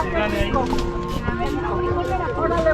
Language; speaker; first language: Spanish; native; Spanish